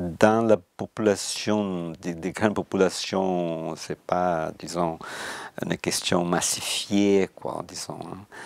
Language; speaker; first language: French; non-native, fluent; Portuguese